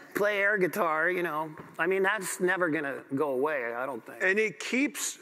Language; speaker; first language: English; native; English